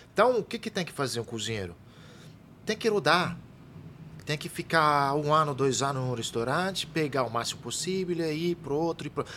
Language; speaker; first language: Portuguese; non-native, fluent; Italian